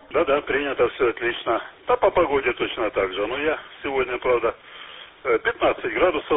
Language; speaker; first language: Russian; non-native, learner; German